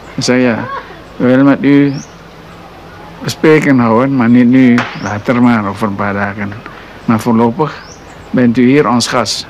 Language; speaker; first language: Dutch; non-native, local second language; Indonesian